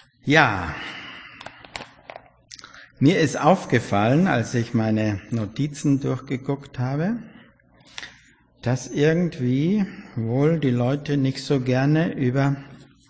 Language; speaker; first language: German; native; German